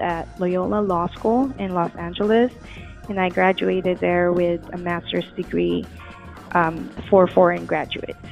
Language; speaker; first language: English; non-native, local second language; Filipino